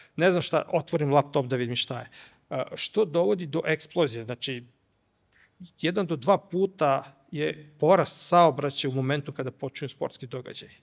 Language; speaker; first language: Serbian; native; Serbian